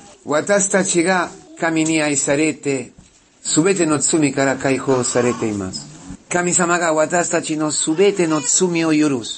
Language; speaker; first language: Japanese; non-native, fluent; Italian